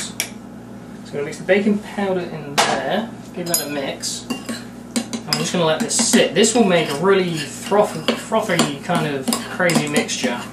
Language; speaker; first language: English; native; English